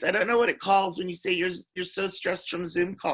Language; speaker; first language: English; native; English